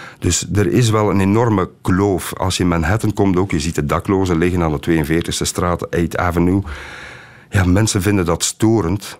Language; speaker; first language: Dutch; native; Dutch